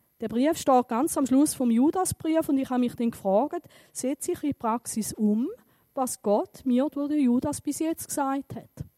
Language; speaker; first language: German; native; German